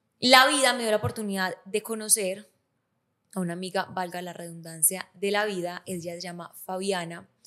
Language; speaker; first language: Spanish; native; Spanish